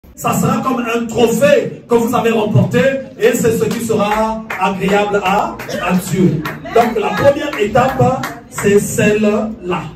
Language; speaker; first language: French; non-native, local second language; Lingala